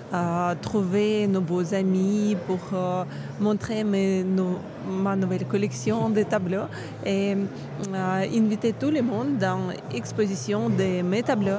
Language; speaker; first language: French; non-native, learner; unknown